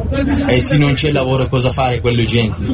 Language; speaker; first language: Italian; non-native, learner; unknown